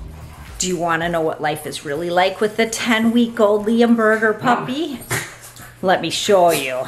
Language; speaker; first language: English; native; English